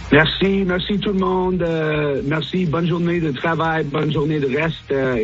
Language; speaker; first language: French; non-native, learner; English